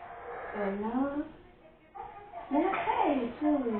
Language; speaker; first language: French; native; French